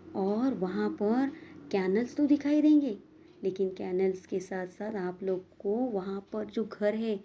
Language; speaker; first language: Hindi; non-native, local second language; Marathi